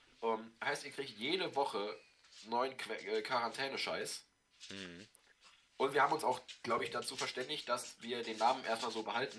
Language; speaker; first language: German; native; German